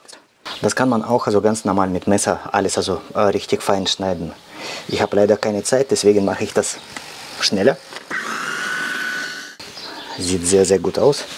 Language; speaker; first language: German; non-native, learner; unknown